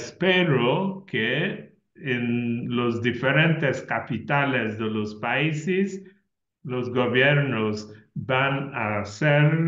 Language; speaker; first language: Spanish; non-native, learner; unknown